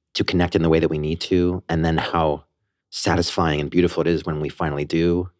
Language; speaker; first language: English; native; English